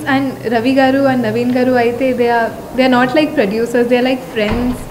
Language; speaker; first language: Telugu; non-native, fluent; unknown